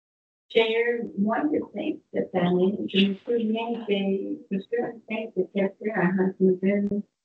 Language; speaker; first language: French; non-native, local second language; English